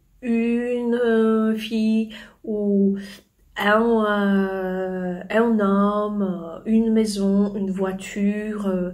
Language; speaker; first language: French; non-native, fluent; Polish